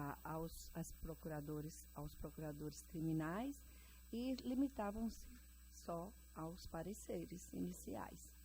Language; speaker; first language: Portuguese; native; Portuguese